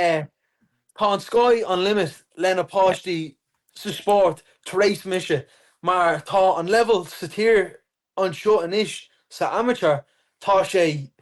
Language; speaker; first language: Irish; non-native, local second language; English